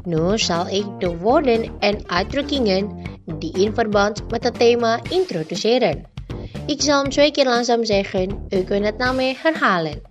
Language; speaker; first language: Dutch; non-native, learner; Indonesian